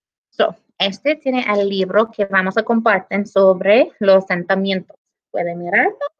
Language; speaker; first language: Spanish; non-native, learner; English